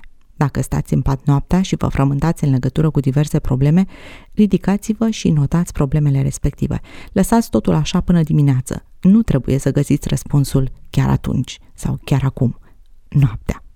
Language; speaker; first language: Romanian; native; Romanian